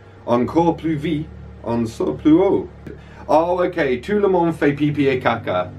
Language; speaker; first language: French; non-native, learner; English